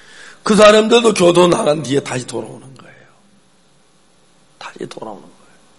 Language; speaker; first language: Korean; native; Korean